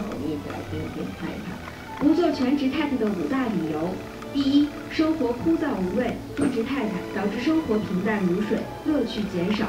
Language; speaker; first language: Chinese; native; Chinese